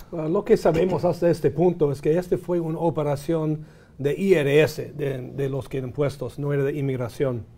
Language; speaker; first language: Spanish; non-native, fluent; English